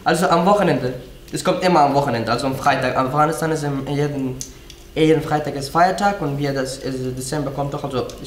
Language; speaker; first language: German; non-native, learner; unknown